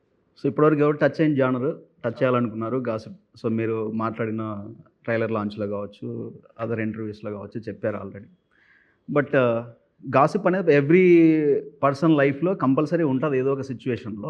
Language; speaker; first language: Telugu; native; Telugu